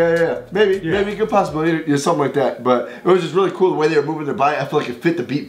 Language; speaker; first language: English; native; English